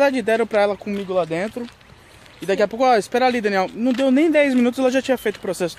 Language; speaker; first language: Portuguese; native; Portuguese